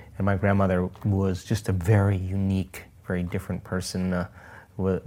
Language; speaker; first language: English; early bilingual, other home language; Italian